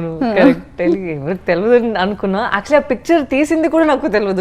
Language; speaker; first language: Telugu; non-native, fluent; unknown